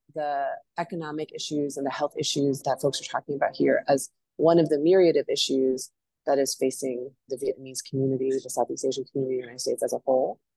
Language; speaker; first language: English; native; English